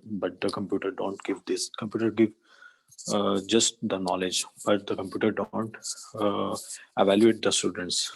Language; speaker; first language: English; non-native, learner; Urdu